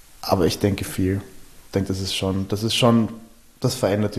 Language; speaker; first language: German; native; German